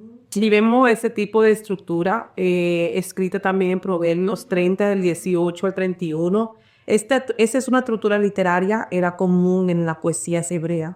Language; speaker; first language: Spanish; early bilingual, heritage; Spanish